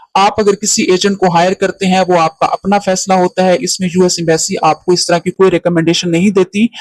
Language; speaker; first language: Urdu; native; Urdu